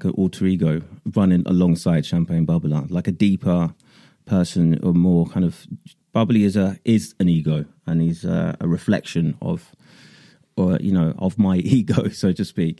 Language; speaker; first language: English; native; English